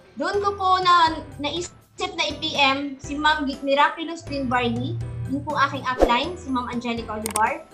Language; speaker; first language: Filipino; native; Filipino